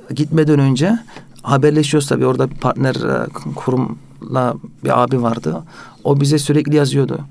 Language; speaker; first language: Turkish; early bilingual, heritage; Turkish